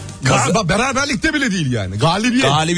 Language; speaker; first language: Turkish; native; Turkish